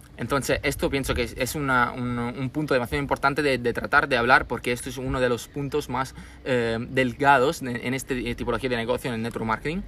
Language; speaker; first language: Spanish; non-native, fluent; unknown